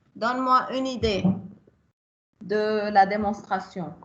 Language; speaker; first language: French; non-native, local second language; Arabic